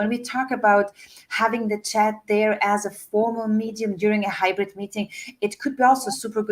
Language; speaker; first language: English; non-native, fluent; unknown